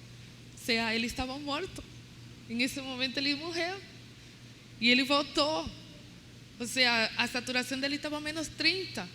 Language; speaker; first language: Portuguese; non-native, learner; Spanish